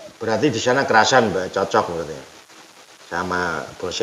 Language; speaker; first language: Indonesian; non-native, local second language; Javanese